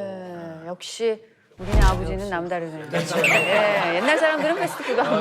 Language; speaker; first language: Korean; native; Korean